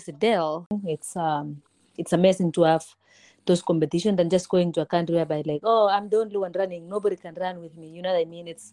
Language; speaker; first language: English; non-native, local second language; Kalenjin